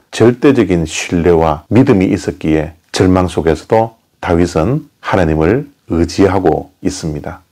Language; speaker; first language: Korean; native; Korean